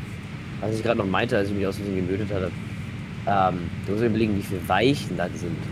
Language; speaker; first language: German; native; German